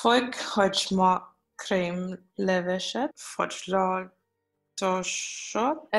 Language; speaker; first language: Hungarian; non-native, learner; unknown